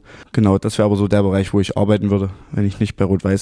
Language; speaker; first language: German; native; German